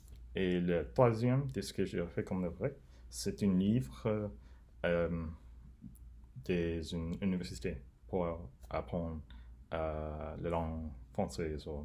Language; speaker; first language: French; non-native, learner; English